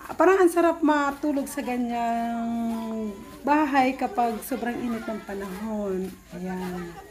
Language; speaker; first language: Filipino; non-native, local second language; Bikol